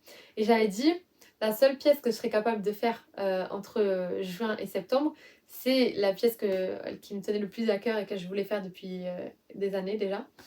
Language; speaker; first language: French; native; French